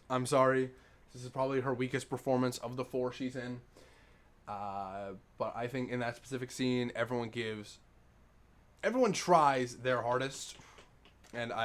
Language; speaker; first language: English; native; English